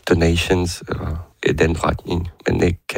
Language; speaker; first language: Danish; non-native, fluent; Ukrainian